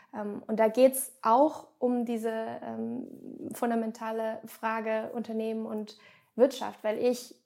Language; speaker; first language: German; native; German